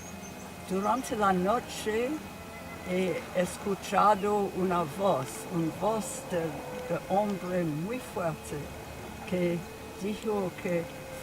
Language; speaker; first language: Spanish; non-native, fluent; English